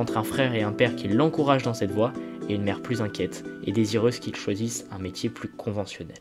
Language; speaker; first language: French; native; French